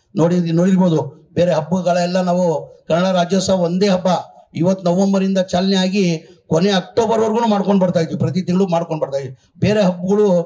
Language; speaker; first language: Kannada; non-native, local second language; Urdu